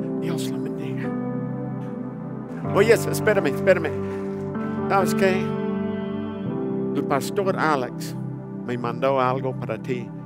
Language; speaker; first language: Spanish; early bilingual, heritage; Spanish